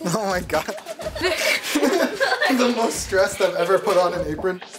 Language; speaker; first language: English; early bilingual, other home language; Arabic